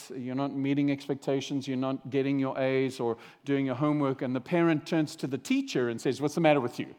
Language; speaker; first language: English; native; English